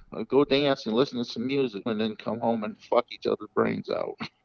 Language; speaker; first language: English; native; English